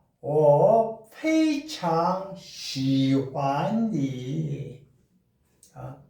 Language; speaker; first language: Chinese; non-native, learner; Korean